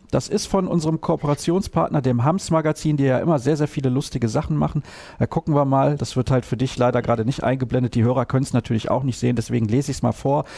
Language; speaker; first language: German; native; German